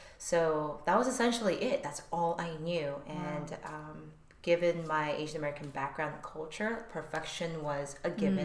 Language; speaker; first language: English; early bilingual, other home language; Korean